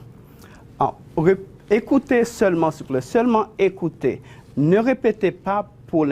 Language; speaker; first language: French; non-native, fluent; Spanish